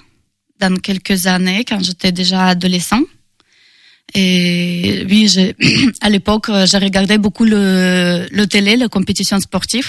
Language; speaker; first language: French; non-native, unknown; Russian